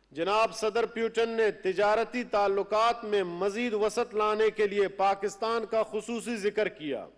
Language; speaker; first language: Urdu; non-native, local second language; Baluchi